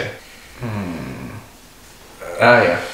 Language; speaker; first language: English; non-native, learner; Indonesian